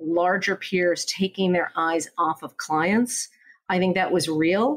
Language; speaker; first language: English; native; English